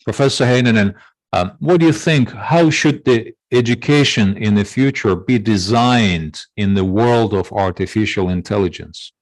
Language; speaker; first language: English; non-native, fluent; Azerbaijani